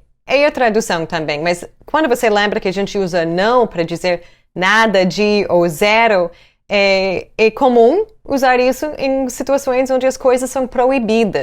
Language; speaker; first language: Portuguese; non-native, fluent; English